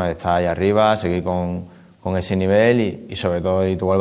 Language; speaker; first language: Spanish; native; Spanish